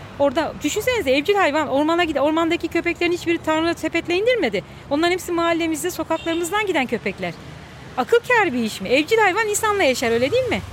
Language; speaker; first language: Turkish; native; Turkish